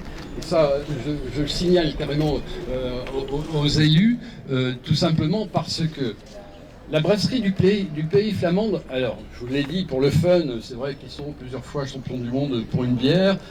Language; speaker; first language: French; native; French